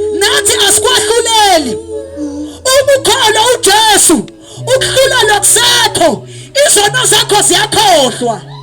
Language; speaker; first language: Zulu; native; Zulu